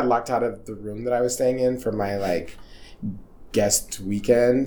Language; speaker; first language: English; native; English